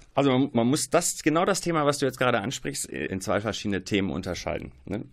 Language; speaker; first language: German; early bilingual, other home language; Arabic